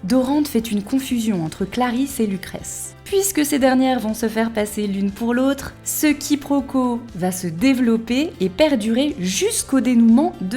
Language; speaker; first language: French; native; French